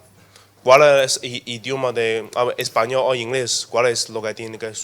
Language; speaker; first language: Spanish; non-native, learner; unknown